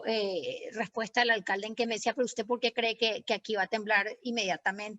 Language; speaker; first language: Spanish; native; Spanish